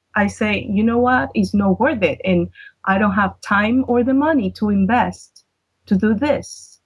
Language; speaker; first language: English; non-native, fluent; Spanish